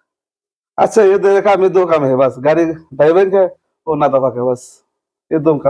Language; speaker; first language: Hindi; non-native, learner; Bangla